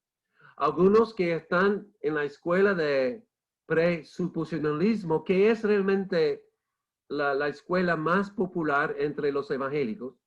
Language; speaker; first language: Spanish; non-native, fluent; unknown